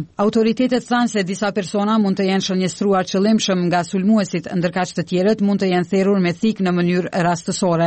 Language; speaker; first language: Albanian; native; Albanian